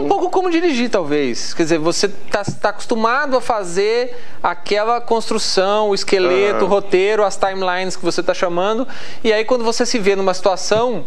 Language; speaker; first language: Portuguese; native; Portuguese